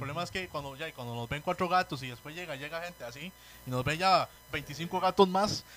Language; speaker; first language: Spanish; native; Spanish